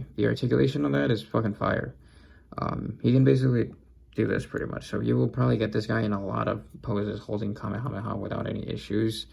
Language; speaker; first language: English; native; English